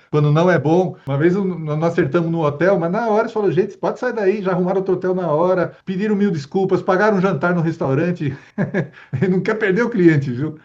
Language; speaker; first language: Portuguese; early bilingual, other home language; Spanish